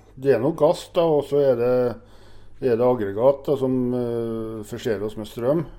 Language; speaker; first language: Norwegian; native; Norwegian